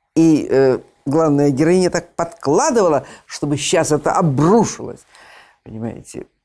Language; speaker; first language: Russian; native; Russian